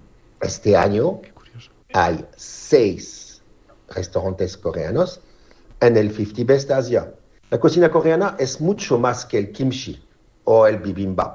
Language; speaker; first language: Spanish; non-native, fluent; French